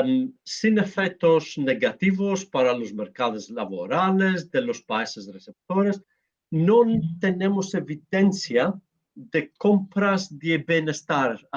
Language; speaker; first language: Spanish; non-native, learner; Greek